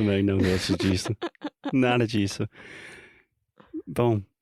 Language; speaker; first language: Portuguese; non-native, fluent; English